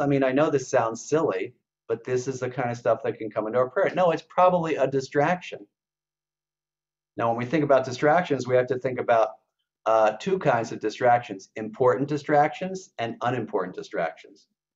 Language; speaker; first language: English; native; English